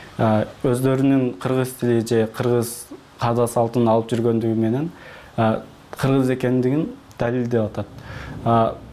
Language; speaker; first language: Kyrgyz; early bilingual, heritage; Kyrgyz